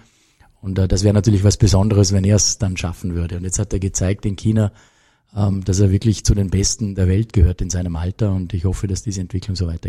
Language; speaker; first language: German; native; German